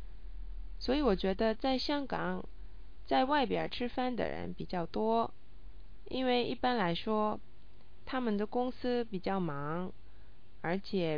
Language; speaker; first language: Chinese; non-native, learner; English